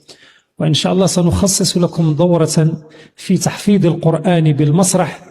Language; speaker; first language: Arabic; native; Arabic